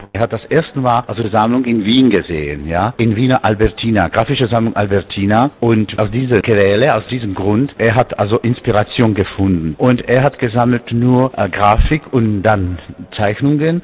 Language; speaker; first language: German; non-native, fluent; Czech